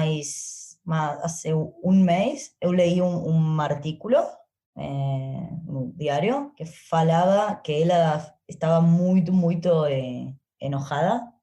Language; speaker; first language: Portuguese; non-native, learner; Spanish